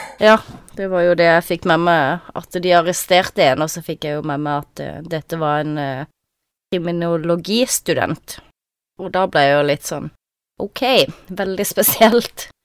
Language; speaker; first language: Norwegian; native; Norwegian